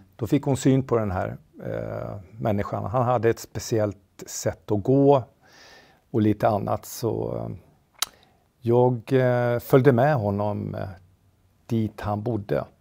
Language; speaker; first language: Swedish; native; Swedish